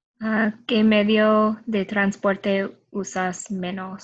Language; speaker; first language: Spanish; non-native, learner; English